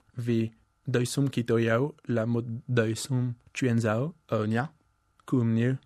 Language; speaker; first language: Vietnamese; non-native, fluent; French